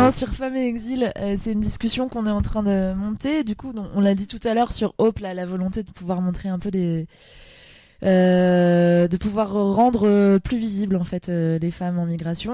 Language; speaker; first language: French; native; French